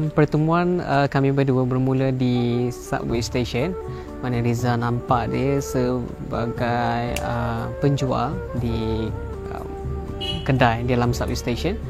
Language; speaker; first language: Malay; native; Malay